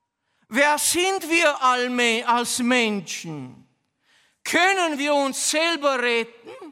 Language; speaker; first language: German; non-native, fluent; Romanian